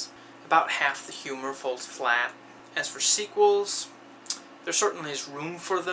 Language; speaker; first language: English; native; English